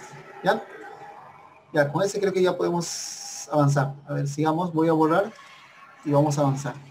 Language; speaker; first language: Spanish; native; Spanish